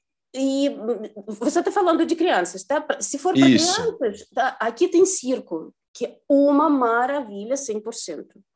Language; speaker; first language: Portuguese; non-native, fluent; Russian